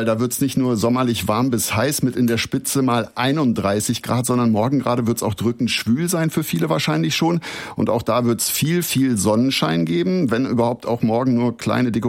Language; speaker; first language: German; native; German